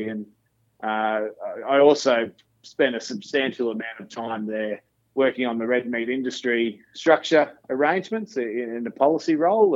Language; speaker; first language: English; native; English